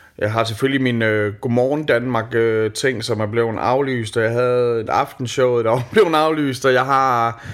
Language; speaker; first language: Danish; native; Danish